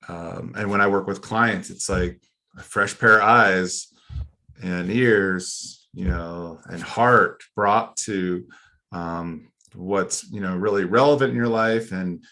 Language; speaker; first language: English; native; English